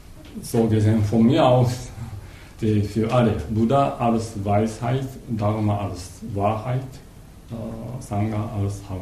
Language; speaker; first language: German; non-native, learner; Japanese